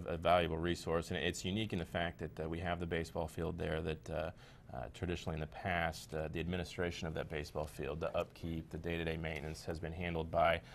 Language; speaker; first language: English; native; English